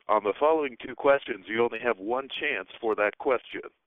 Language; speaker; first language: English; native; English